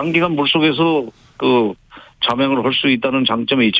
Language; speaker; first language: Korean; native; Korean